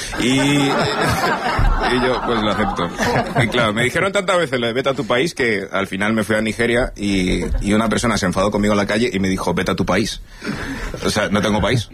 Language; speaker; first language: Spanish; early bilingual, other home language; English